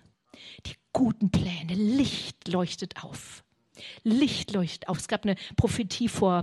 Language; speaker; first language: German; native; German